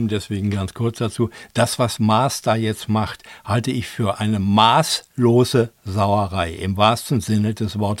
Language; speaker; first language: German; native; German